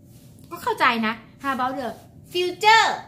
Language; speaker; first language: English; non-native, learner; Thai